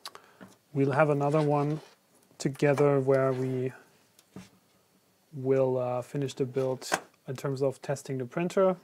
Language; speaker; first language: English; non-native, fluent; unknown